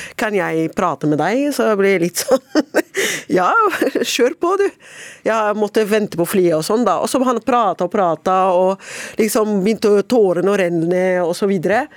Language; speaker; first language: Norwegian; non-native, fluent; Arabic